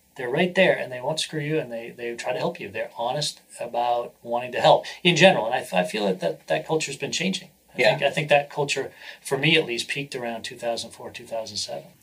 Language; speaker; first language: English; native; English